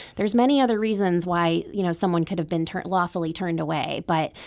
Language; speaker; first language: English; native; English